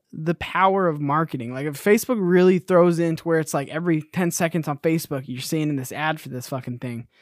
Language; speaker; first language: English; native; English